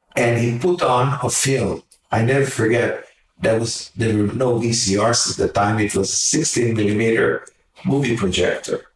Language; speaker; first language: English; non-native, fluent; Hungarian